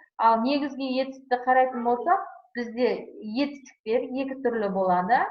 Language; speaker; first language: Kazakh; non-native, local second language; Uzbek